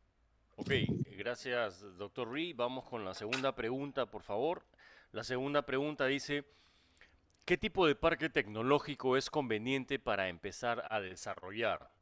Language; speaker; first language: Spanish; native; Spanish